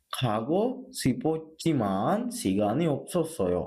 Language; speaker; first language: Korean; non-native, fluent; Sinhala